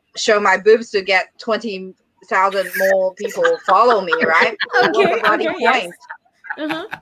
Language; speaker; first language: English; non-native, fluent; Chinese